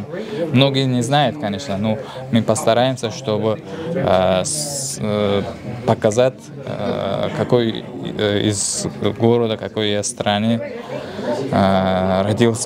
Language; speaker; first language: Russian; non-native, fluent; Uzbek